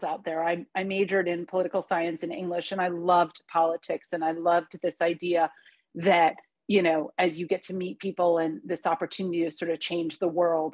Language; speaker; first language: English; early bilingual, other home language; Hungarian